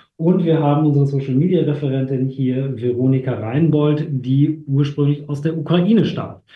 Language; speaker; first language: German; native; German